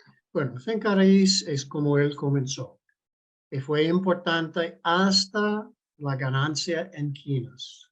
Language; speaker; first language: Spanish; non-native, fluent; English